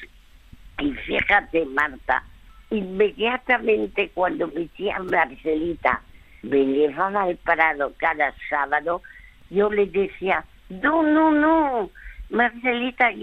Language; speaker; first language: Spanish; early bilingual, other home language; French